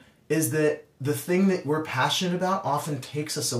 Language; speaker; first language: English; native; English